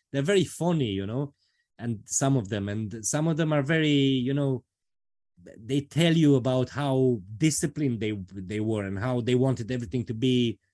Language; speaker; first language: English; non-native, fluent; Romanian